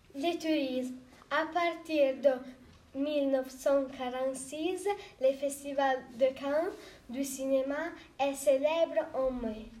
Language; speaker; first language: French; non-native, learner; Italian